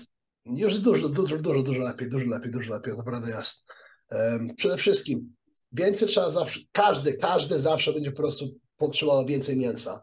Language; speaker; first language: Polish; early bilingual, heritage; Polish